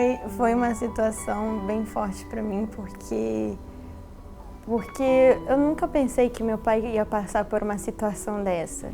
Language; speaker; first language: Portuguese; early bilingual, heritage; Portuguese